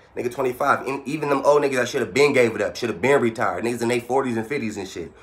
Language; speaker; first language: English; native; English